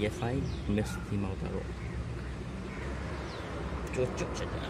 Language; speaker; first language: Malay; non-native, local second language; Chinese